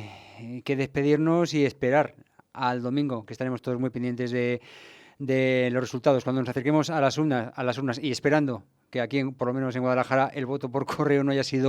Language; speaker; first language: Spanish; native; Spanish